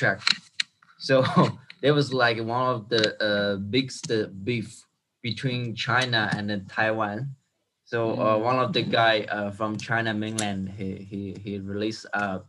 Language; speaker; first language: English; non-native, fluent; Chinese